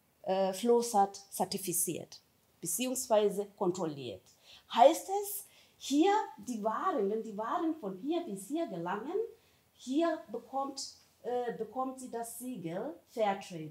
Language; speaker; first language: German; non-native, fluent; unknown